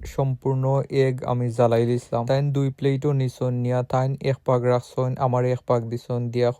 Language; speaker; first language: Bangla; native; Bangla